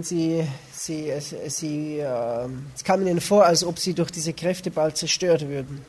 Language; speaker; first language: German; native; German